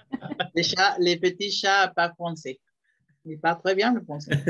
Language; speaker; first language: French; non-native, fluent; Spanish